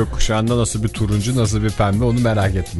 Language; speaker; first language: Turkish; native; Turkish